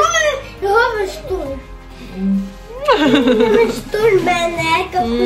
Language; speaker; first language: Swedish; early bilingual, other home language; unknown